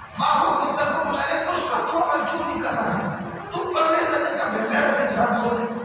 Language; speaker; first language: Urdu; non-native, local second language; Baluchi